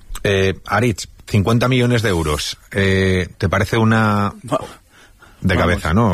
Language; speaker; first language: Spanish; native; Spanish